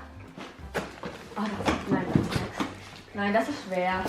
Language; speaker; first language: German; early bilingual, other home language; Filipino